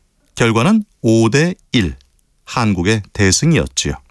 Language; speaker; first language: Korean; native; Korean